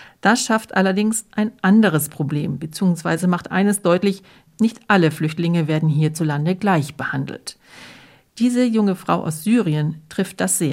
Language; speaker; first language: German; native; German